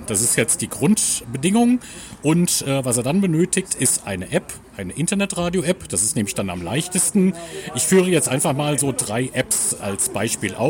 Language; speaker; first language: German; native; German